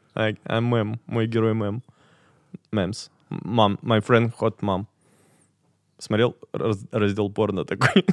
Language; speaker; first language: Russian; native; Russian